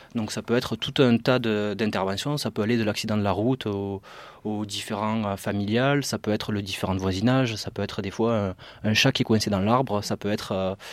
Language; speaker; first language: French; native; French